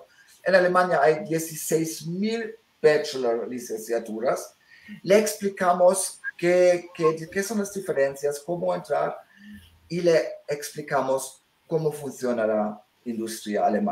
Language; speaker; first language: Spanish; early bilingual, heritage; Spanish